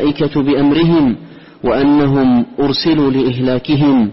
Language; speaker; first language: Arabic; native; Arabic